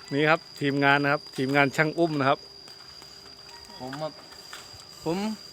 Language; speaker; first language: Thai; native; Thai